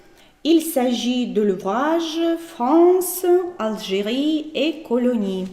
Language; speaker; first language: French; non-native, fluent; Russian